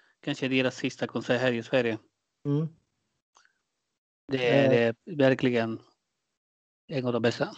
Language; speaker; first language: Swedish; non-native, fluent; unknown